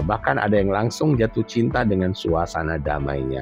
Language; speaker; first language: Indonesian; native; Indonesian